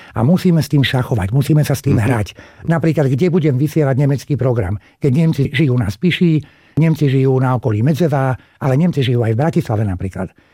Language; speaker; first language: Slovak; non-native, local second language; Hungarian